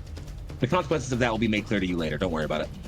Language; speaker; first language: English; native; English